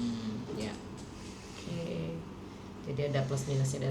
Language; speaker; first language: Indonesian; native; Indonesian